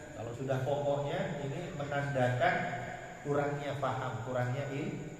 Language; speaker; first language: Indonesian; non-native, local second language; Madurese